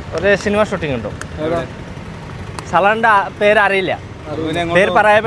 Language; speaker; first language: Malayalam; non-native, learner; Bangla